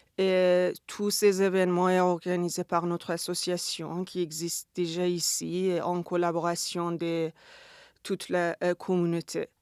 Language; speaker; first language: French; non-native, fluent; Persian